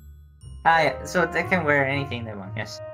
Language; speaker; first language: English; non-native, fluent; Italian